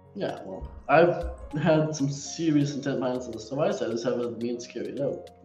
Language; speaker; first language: English; native; English